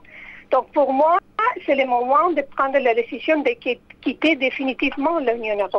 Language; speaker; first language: French; non-native, fluent; Spanish